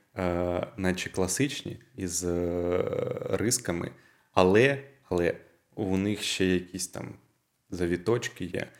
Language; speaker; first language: Ukrainian; non-native, local second language; Russian